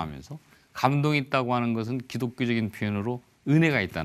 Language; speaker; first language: Korean; native; Korean